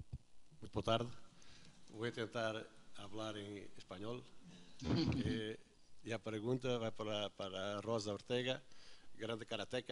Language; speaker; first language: Spanish; non-native, learner; Portuguese